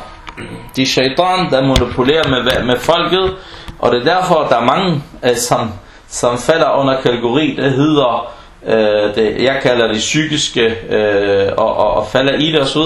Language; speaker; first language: Danish; non-native, fluent; Arabic